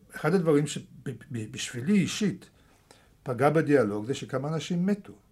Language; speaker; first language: Hebrew; early bilingual, other home language; Russian